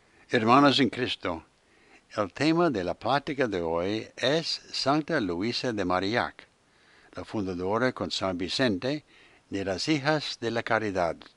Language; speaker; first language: Spanish; non-native, fluent; English